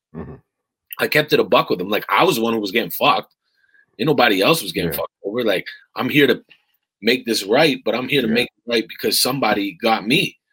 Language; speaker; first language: English; native; English